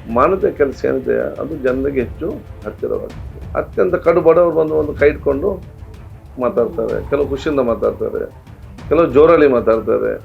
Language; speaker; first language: Kannada; non-native, local second language; Urdu